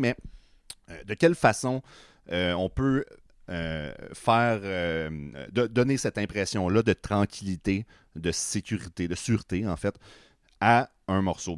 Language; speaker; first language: French; native; French